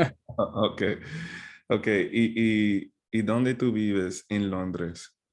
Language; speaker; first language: Spanish; non-native, fluent; English